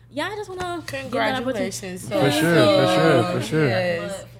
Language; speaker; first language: English; early bilingual, other home language; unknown